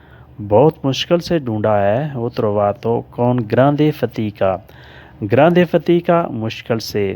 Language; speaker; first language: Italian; non-native, learner; Urdu